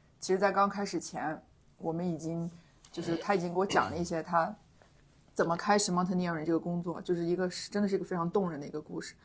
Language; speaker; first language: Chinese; native; Chinese